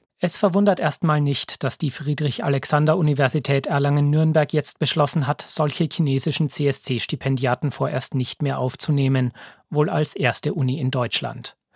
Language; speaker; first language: German; native; German